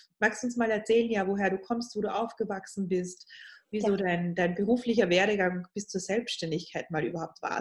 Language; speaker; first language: German; native; German